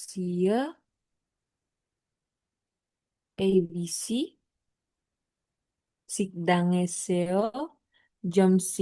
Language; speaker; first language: Korean; non-native, learner; Indonesian